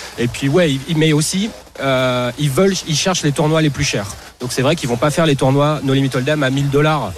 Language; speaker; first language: French; native; French